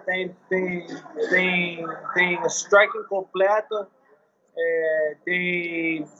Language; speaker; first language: Portuguese; non-native, learner; English